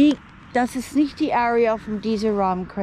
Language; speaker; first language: German; non-native, learner; English